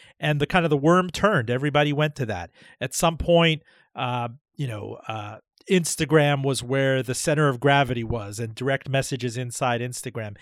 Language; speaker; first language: English; early bilingual, other home language; Persian